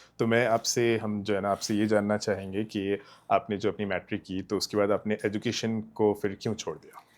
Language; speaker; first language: Urdu; native; Urdu